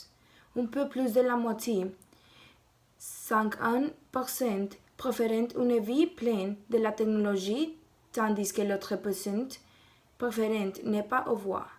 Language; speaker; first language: French; non-native, learner; Spanish